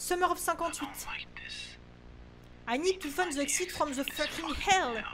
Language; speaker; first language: English; non-native, learner; French